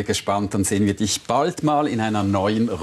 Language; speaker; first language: German; native; German